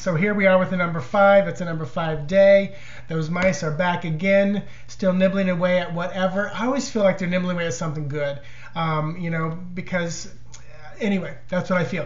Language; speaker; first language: English; native; English